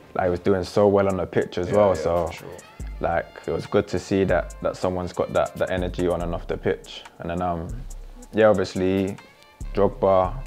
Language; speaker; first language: English; native; English